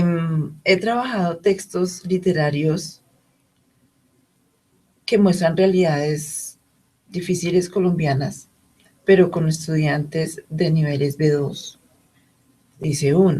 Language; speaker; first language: Spanish; native; Spanish